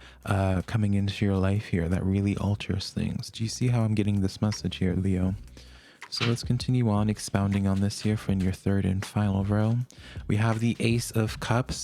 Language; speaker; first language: English; native; English